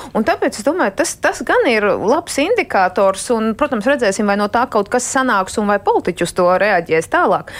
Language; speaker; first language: Latvian; non-native, local second language; Russian